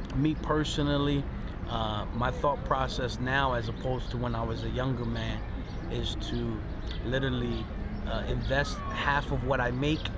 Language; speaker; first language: English; native; English